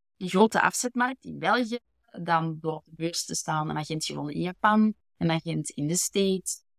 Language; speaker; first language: Dutch; native; Dutch